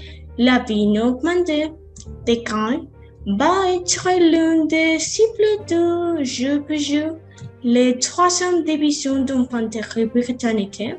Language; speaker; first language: French; non-native, learner; Spanish